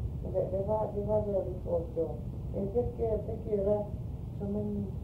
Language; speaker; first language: Swedish; early bilingual, heritage; Swedish